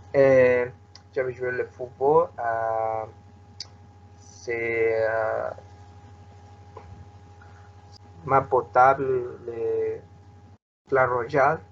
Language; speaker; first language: French; non-native, learner; Spanish